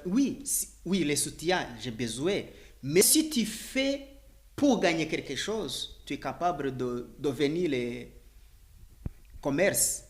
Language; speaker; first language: French; non-native, learner; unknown